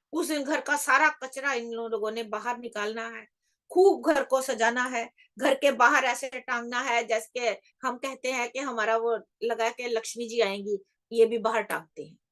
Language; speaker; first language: Hindi; native; Hindi